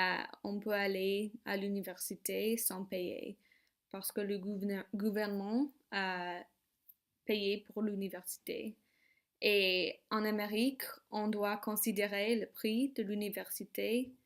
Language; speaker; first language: French; non-native, learner; English